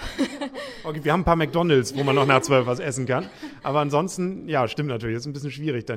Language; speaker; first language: German; native; German